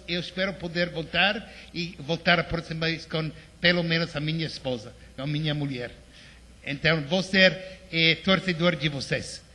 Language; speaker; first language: Portuguese; non-native, fluent; English